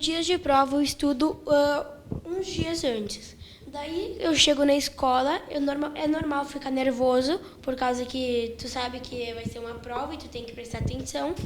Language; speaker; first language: Portuguese; native; Portuguese